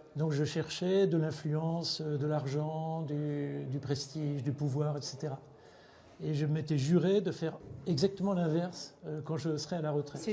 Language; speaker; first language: French; native; French